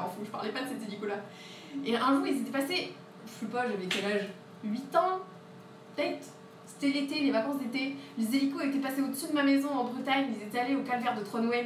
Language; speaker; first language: French; native; French